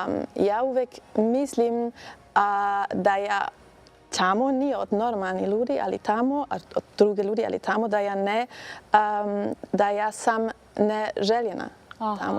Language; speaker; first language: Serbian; non-native, learner; German